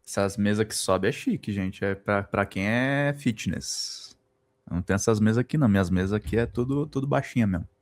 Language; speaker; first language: Portuguese; native; Portuguese